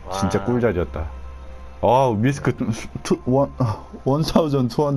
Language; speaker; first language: Korean; native; Korean